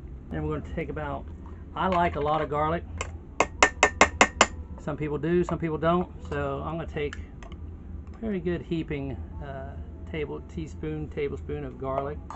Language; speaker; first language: English; native; English